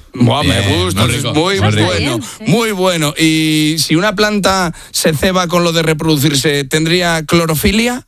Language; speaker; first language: Spanish; native; Spanish